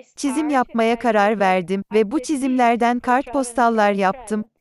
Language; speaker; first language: English; non-native, fluent; Portuguese